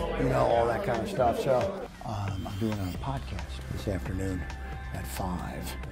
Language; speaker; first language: English; native; English